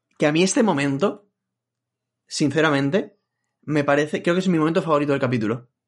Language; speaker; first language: Spanish; native; Spanish